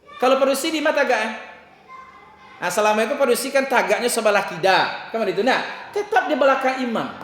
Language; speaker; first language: Malay; non-native, local second language; Minangkabau